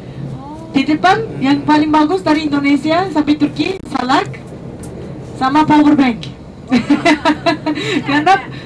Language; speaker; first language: Indonesian; non-native, learner; Turkish